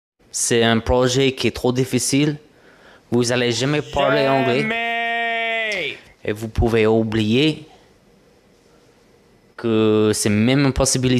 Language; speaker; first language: French; non-native, fluent; English